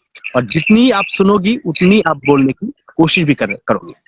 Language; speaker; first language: Hindi; non-native, learner; Bangla